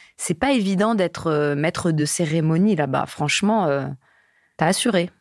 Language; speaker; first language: French; native; French